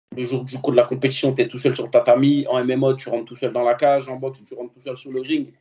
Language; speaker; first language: French; native; French